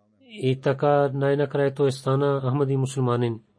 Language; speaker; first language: Bulgarian; non-native, learner; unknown